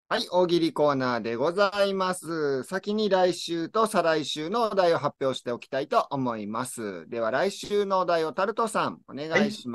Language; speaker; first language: Japanese; native; Japanese